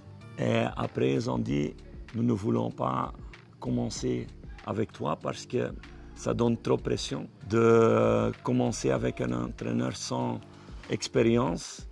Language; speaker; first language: French; non-native, fluent; Dutch